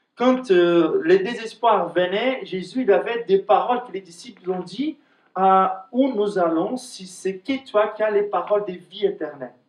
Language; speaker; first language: French; non-native, fluent; Portuguese